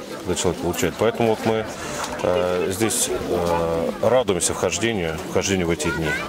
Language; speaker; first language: Russian; native; Russian